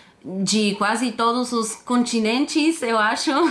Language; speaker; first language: Portuguese; non-native, fluent; Bulgarian